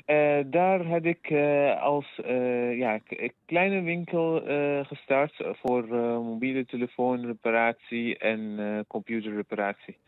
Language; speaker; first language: Dutch; non-native, fluent; Arabic